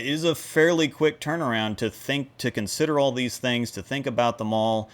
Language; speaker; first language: English; native; English